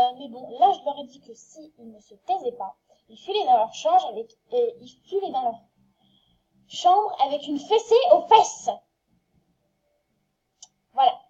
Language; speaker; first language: French; native; French